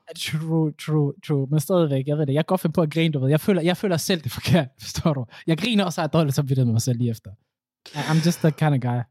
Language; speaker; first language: Danish; early bilingual, other home language; Somali